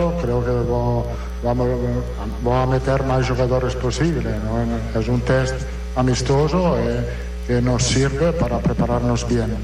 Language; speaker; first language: Portuguese; non-native, learner; Italian